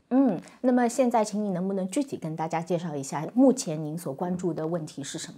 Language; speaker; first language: Chinese; native; Chinese